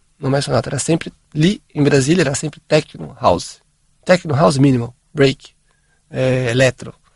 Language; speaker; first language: Italian; non-native, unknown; Portuguese